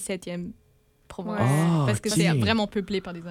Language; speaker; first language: French; non-native, fluent; German